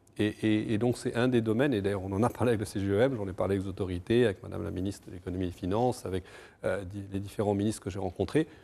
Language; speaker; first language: French; non-native, fluent; Portuguese